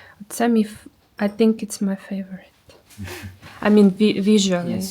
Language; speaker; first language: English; non-native, learner; Ukrainian